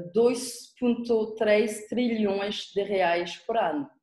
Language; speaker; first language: Portuguese; non-native, fluent; French